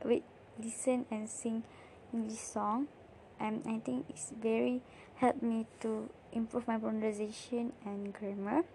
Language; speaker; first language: English; non-native, learner; Malay